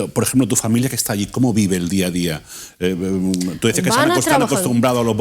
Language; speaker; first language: Spanish; native; Spanish